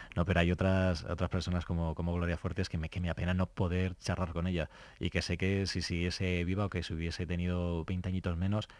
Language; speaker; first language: Spanish; native; Spanish